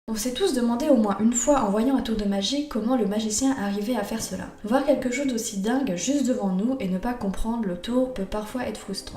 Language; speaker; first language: French; native; French